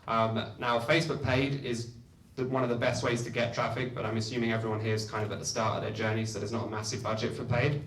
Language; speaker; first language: English; native; English